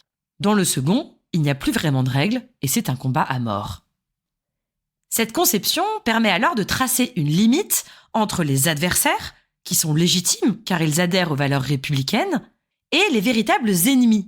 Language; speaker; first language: French; native; French